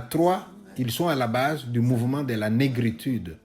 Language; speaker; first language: French; non-native, local second language; Luba-Lulua